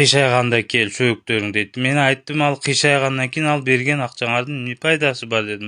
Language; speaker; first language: Kyrgyz; native; Kyrgyz